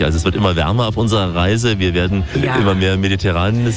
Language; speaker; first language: German; native; German